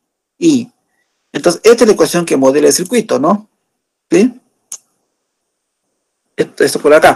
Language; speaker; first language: Spanish; native; Spanish